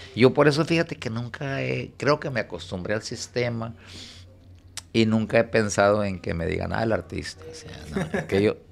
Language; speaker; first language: Spanish; native; Spanish